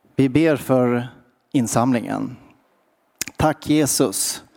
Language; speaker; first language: Swedish; native; Swedish